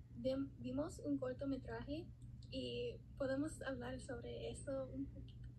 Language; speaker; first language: Spanish; non-native, learner; English